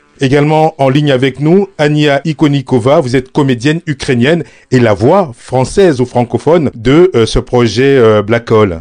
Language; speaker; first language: French; native; French